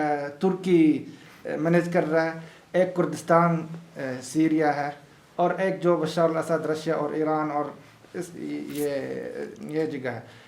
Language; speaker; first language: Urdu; non-native, learner; Arabic